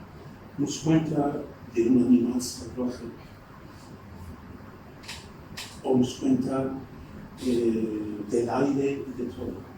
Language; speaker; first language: Spanish; non-native, fluent; Turkish